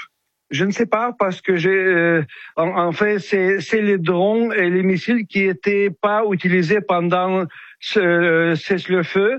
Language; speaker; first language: French; non-native, fluent; Ukrainian